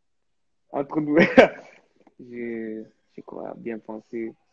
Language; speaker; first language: French; early bilingual, heritage; French